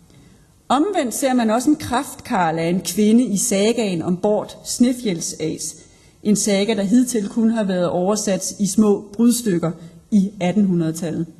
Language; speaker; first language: Danish; native; Danish